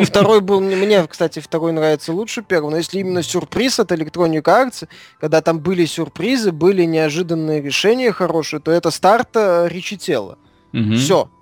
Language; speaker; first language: Russian; native; Russian